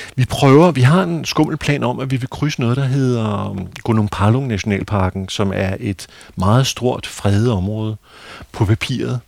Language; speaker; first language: Danish; native; Danish